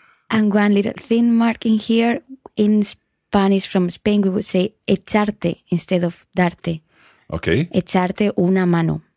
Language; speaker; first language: English; non-native, fluent; Spanish